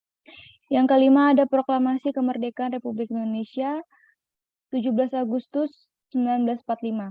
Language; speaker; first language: Indonesian; native; Indonesian